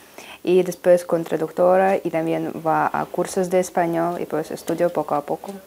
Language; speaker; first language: Spanish; non-native, learner; Ukrainian